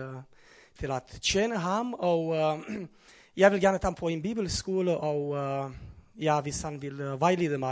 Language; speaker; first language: Norwegian; non-native, fluent; Romanian